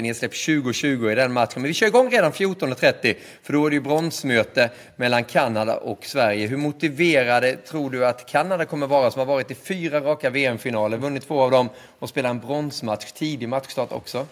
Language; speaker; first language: Swedish; native; Swedish